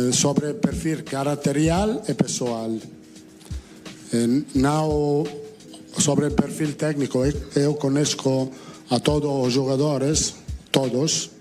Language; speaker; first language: Portuguese; non-native, learner; Italian